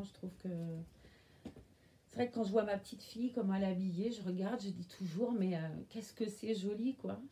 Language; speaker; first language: French; native; French